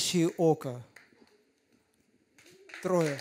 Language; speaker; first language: Russian; native; Russian